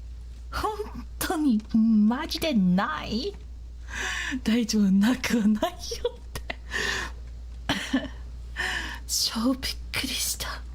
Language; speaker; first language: Japanese; non-native, learner; English